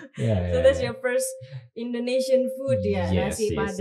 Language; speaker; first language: English; non-native, fluent; Indonesian